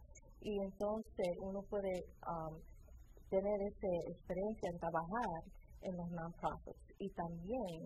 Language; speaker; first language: Spanish; early bilingual, heritage; Spanish